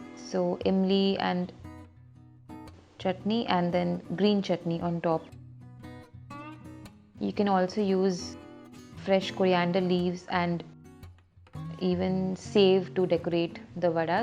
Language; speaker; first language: English; non-native, local second language; Hindi